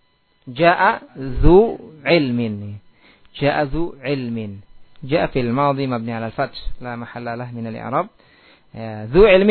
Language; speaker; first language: Arabic; non-native, fluent; Indonesian